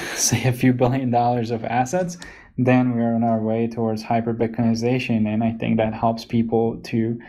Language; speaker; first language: English; non-native, fluent; Hungarian